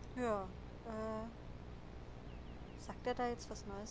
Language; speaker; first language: German; native; German